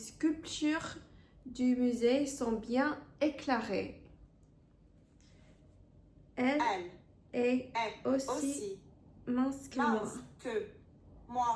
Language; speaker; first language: French; non-native, fluent; English